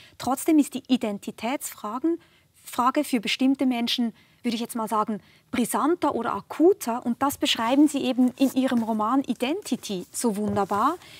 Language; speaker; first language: German; native; German